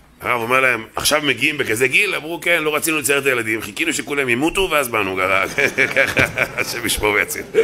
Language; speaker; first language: Hebrew; native; Hebrew